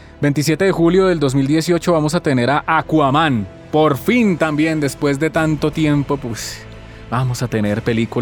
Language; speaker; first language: Spanish; native; Spanish